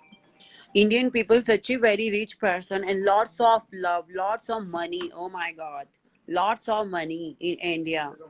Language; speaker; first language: English; non-native, learner; Hindi